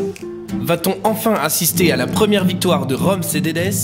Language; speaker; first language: French; native; French